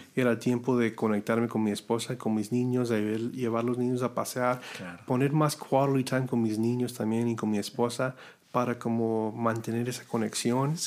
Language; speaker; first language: Spanish; early bilingual, heritage; Spanish